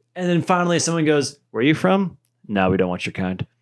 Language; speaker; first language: English; native; English